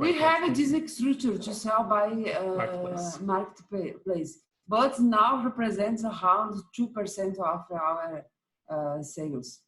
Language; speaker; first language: English; non-native, learner; Portuguese